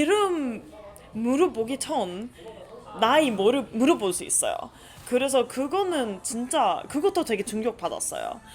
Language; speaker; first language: Korean; non-native, fluent; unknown